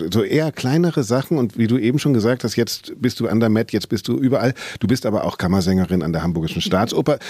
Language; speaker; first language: German; native; German